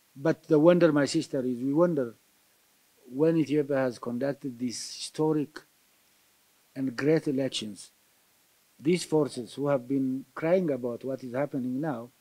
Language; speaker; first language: English; non-native, local second language; Amharic